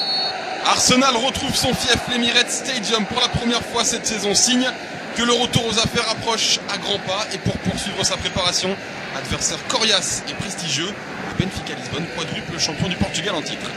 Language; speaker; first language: French; native; French